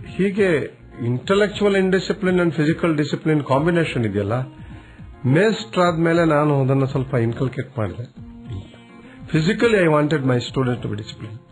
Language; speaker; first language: Kannada; native; Kannada